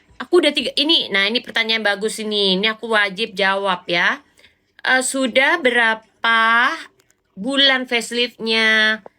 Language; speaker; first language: Indonesian; non-native, local second language; Javanese